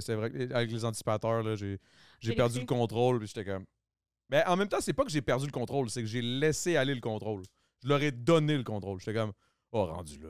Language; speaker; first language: French; native; French